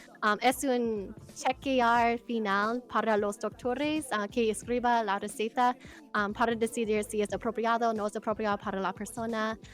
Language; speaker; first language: Spanish; non-native, learner; English